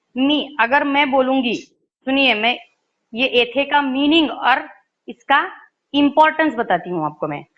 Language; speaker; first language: Hindi; non-native, local second language; Marathi